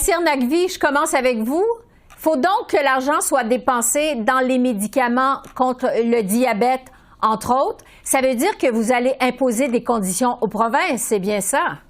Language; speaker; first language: French; native; French